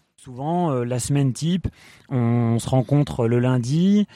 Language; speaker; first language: French; native; French